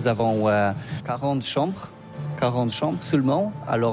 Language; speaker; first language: French; non-native, learner; Polish